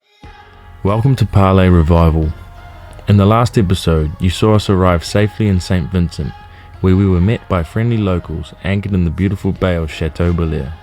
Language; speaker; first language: English; native; English